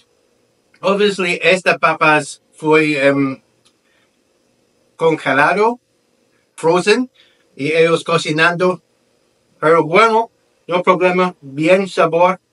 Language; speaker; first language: Spanish; non-native, learner; English